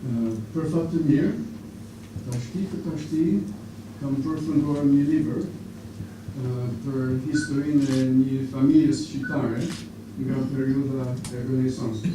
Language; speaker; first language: Albanian; non-native, fluent; English